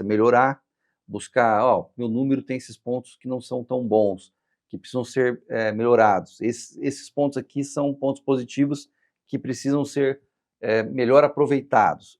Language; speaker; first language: Portuguese; native; Portuguese